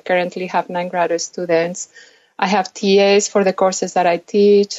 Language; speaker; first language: English; non-native, fluent; Spanish